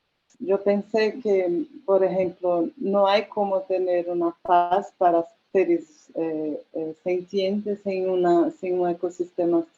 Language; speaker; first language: Spanish; non-native, learner; Portuguese